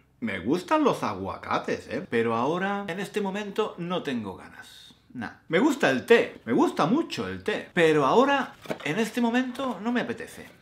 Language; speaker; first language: Spanish; native; Spanish